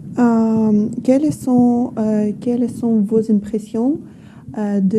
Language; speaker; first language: French; non-native, learner; Ukrainian